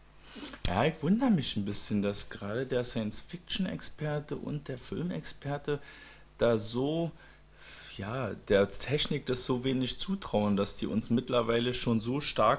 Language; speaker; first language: German; native; German